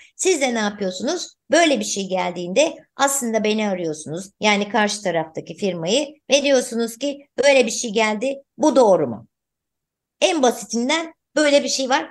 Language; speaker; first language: Turkish; native; Turkish